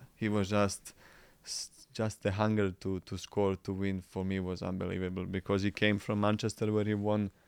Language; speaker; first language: English; non-native, fluent; Croatian